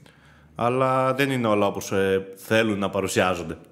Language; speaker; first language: Greek; native; Greek